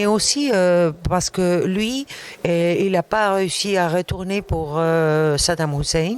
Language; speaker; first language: French; non-native, fluent; Arabic